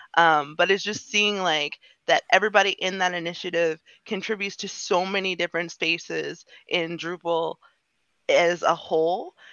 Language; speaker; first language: English; native; English